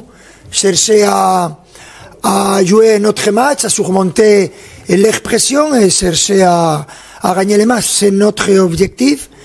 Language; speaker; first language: French; non-native, fluent; Spanish